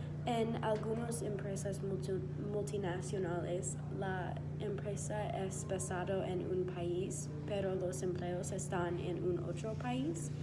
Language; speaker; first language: Spanish; non-native, learner; English